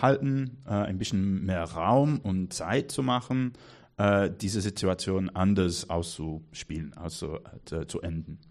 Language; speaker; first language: German; non-native, learner; English